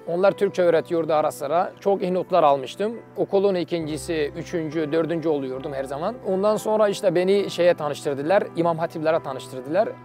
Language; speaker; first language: Turkish; non-native, fluent; Persian